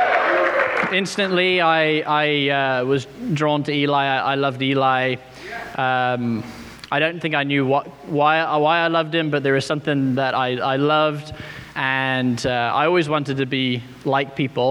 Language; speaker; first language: English; native; English